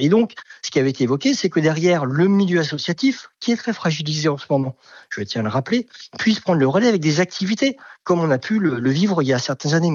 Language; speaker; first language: French; native; French